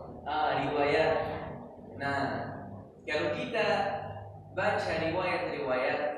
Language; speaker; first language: Indonesian; non-native, learner; Arabic